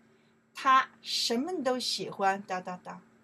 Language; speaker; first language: Chinese; non-native, learner; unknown